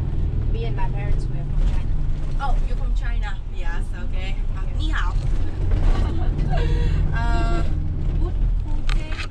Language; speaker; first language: English; non-native, learner; Vietnamese